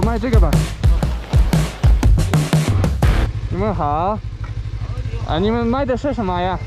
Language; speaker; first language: Chinese; non-native, learner; Russian